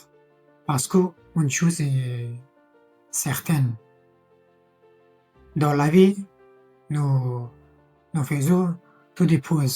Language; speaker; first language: French; non-native, fluent; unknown